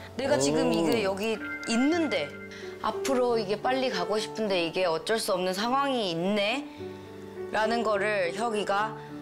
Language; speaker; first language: Korean; native; Korean